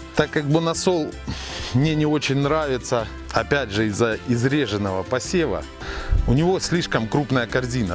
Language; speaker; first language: Russian; native; Russian